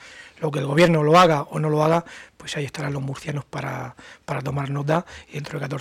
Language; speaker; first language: Spanish; native; Spanish